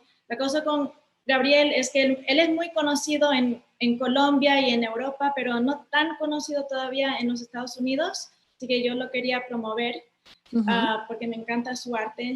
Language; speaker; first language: Spanish; early bilingual, heritage; Spanish